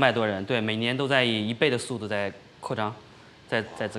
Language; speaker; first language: Chinese; native; Chinese